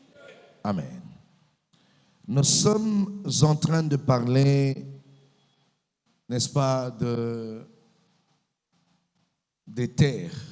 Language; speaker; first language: French; non-native, local second language; Lingala